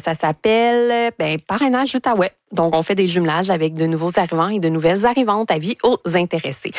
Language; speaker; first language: French; native; French